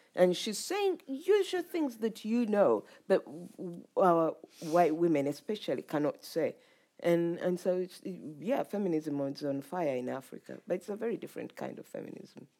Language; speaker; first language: English; non-native, local second language; Ganda